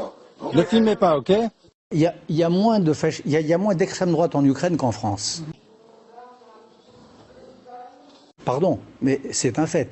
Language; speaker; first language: French; native; French